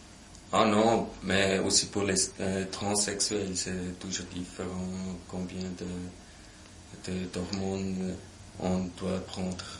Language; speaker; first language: French; non-native, local second language; German